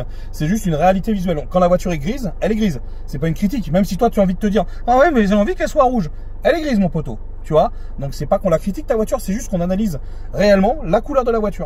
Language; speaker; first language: French; native; French